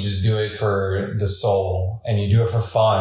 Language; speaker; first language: English; native; English